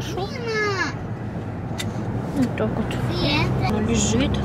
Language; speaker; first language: Russian; native; Russian